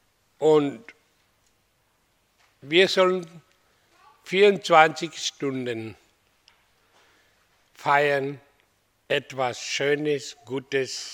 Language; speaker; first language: German; non-native, fluent; Hindi